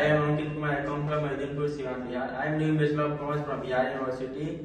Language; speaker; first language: English; non-native, learner; Hindi